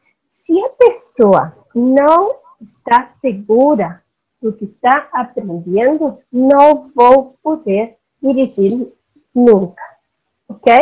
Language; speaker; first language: Portuguese; non-native, learner; Spanish